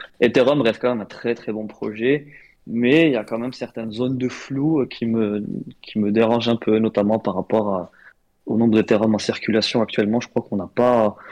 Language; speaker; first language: French; non-native, local second language; Arabic